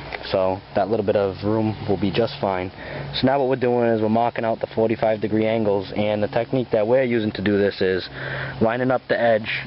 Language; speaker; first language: English; native; English